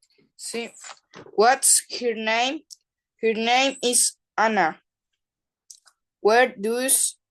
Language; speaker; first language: English; non-native, learner; Spanish